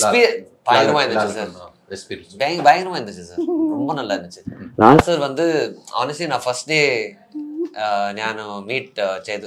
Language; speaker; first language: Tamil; non-native, fluent; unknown